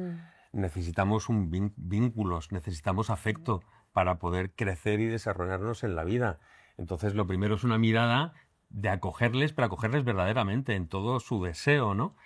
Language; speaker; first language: Spanish; native; Spanish